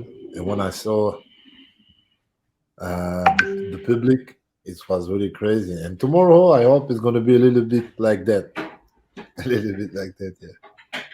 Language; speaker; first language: English; non-native, fluent; French